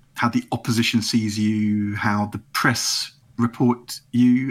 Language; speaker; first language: English; native; English